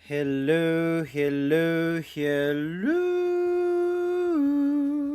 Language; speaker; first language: English; native; English